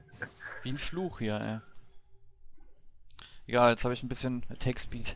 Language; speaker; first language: German; native; German